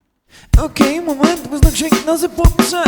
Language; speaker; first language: German; native; German